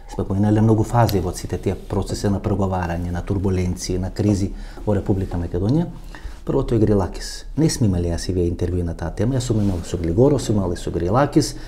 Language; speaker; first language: Macedonian; native; Macedonian